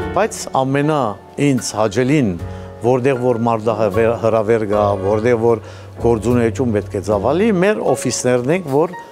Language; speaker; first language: Armenian; early bilingual, heritage; Armenian